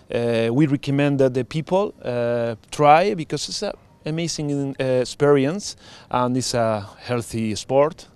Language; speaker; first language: English; non-native, learner; Spanish